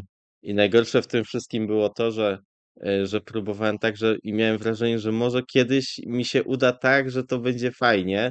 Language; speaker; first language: Polish; native; Polish